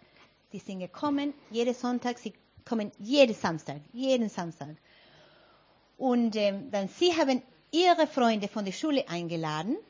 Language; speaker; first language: German; non-native, fluent; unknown